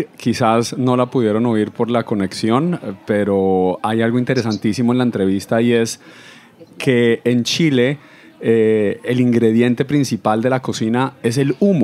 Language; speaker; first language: Spanish; native; Spanish